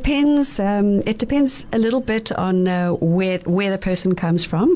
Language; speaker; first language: English; native; English